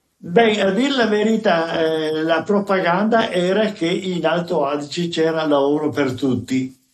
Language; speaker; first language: Italian; native; Italian